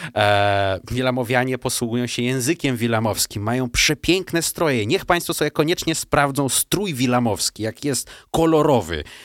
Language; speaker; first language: Polish; early bilingual, heritage; Russian